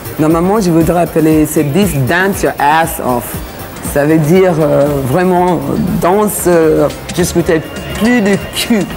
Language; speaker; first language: French; non-native, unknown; English